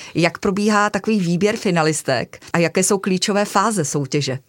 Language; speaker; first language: Czech; native; Czech